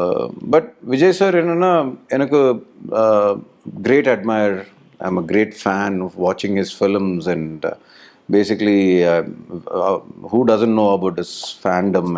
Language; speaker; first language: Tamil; non-native, learner; Telugu